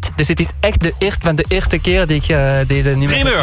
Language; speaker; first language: Dutch; non-native, learner; French